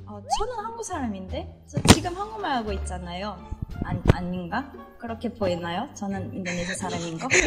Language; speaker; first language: Korean; non-native, fluent; Indonesian